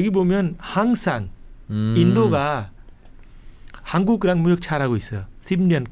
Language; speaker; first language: Korean; non-native, fluent; Hindi